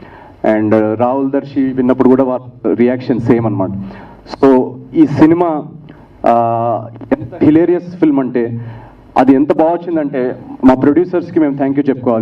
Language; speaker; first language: Telugu; native; Telugu